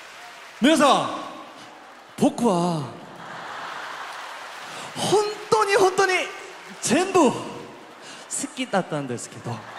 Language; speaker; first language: Japanese; non-native, fluent; Korean